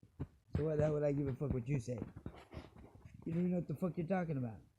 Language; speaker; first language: English; native; English